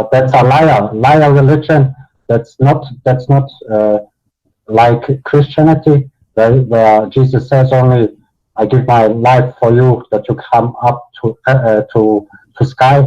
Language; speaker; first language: English; non-native, learner; Bosnian